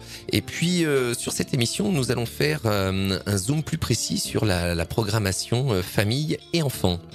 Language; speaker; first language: French; native; French